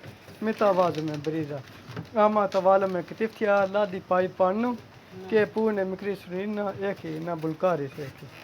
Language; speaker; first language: Greek; non-native, learner; Punjabi